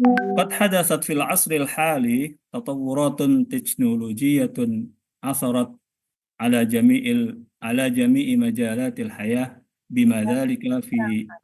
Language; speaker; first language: Arabic; non-native, fluent; Indonesian